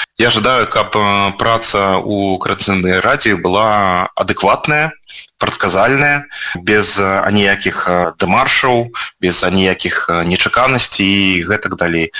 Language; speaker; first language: Belarusian; native; Belarusian